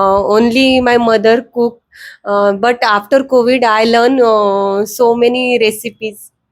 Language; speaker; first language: English; non-native, learner; Marathi